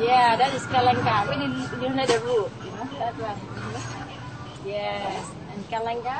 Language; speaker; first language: English; non-native, learner; Thai